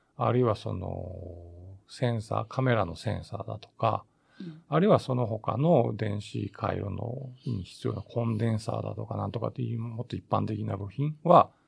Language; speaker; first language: Japanese; native; Japanese